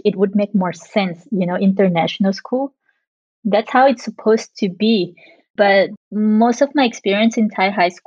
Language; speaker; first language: English; non-native, fluent; French